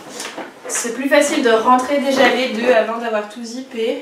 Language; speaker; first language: French; native; French